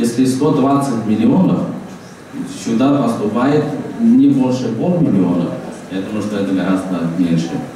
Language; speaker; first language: Russian; non-native, fluent; Chinese